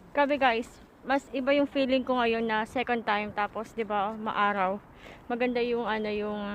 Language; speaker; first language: Filipino; native; Filipino